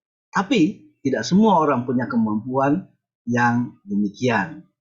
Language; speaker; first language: Indonesian; native; Indonesian